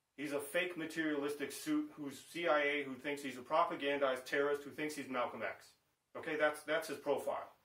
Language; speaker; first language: English; native; English